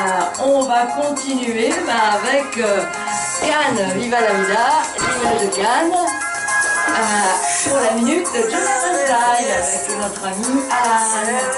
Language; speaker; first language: French; native; French